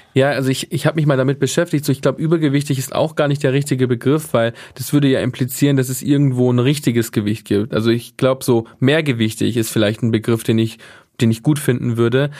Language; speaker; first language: German; native; German